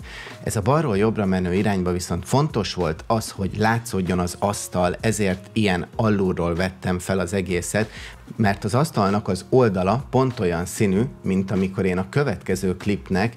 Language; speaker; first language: Hungarian; native; Hungarian